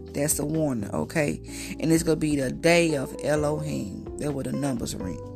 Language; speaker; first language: English; native; English